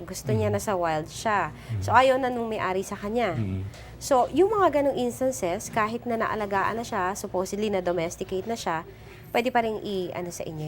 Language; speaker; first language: Filipino; native; Filipino